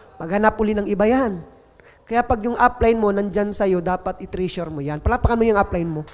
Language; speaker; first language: Filipino; non-native, local second language; Cebuano